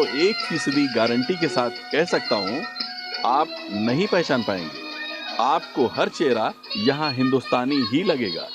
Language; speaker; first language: Hindi; native; Hindi